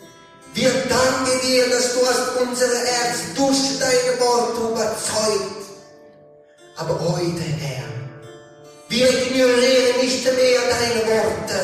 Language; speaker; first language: German; non-native, learner; Italian